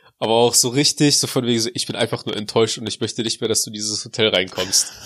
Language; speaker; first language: German; early bilingual, other home language; Russian